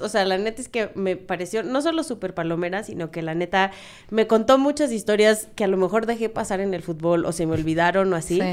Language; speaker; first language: Spanish; native; Spanish